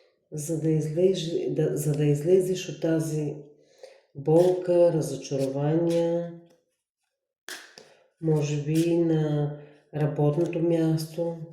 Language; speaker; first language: Bulgarian; native; Bulgarian